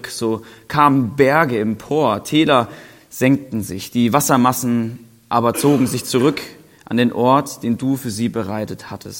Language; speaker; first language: German; native; German